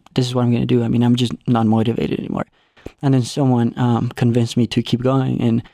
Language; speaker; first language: English; non-native, fluent; Spanish